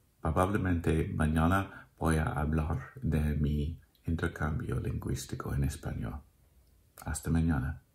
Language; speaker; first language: Spanish; non-native, learner; English